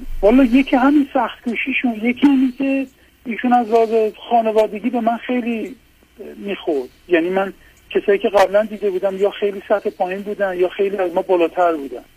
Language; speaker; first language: Persian; non-native, local second language; Azerbaijani